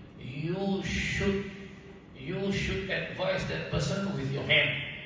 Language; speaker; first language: English; non-native, local second language; Malay